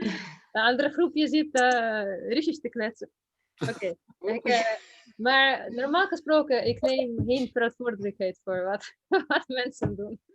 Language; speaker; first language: Dutch; non-native, fluent; Russian